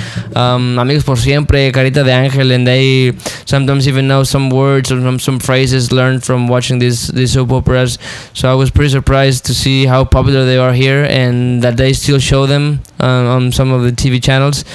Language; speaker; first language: English; non-native, fluent; Spanish